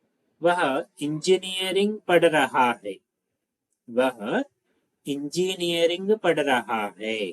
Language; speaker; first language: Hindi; non-native, local second language; Telugu